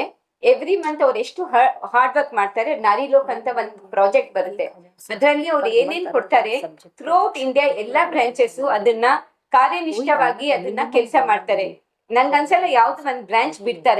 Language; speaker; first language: Kannada; non-native, local second language; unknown